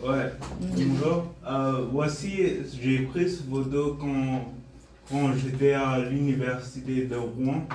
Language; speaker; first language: French; non-native, fluent; Bulgarian